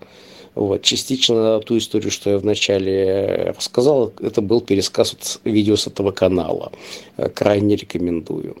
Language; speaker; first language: Russian; native; Russian